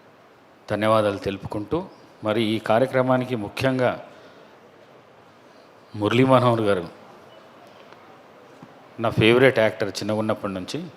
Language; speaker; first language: Telugu; native; Telugu